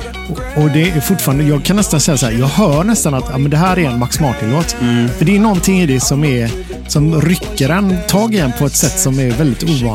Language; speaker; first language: Swedish; native; Swedish